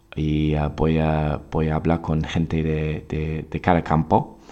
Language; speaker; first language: Spanish; non-native, fluent; English